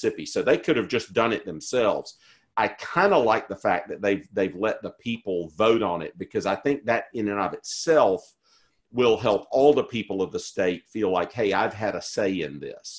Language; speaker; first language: English; native; English